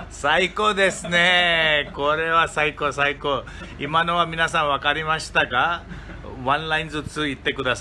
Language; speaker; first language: Japanese; non-native, fluent; Hindi